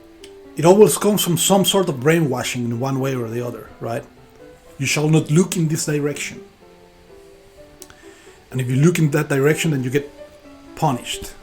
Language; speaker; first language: English; non-native, fluent; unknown